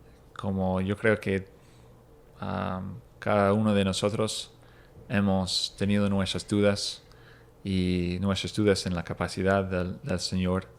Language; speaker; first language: Spanish; non-native, fluent; English